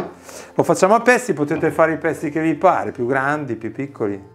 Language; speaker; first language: Italian; native; Italian